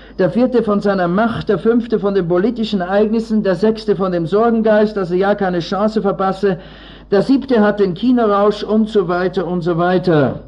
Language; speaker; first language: German; native; German